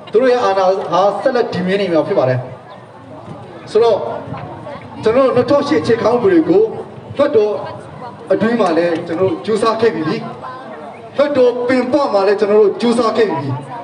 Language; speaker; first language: Burmese; non-native, local second language; Hakha Chin